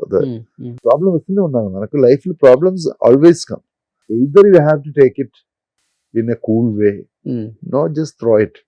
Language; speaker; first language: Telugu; non-native, fluent; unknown